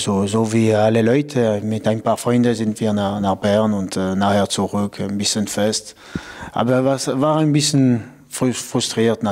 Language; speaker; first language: German; non-native, local second language; French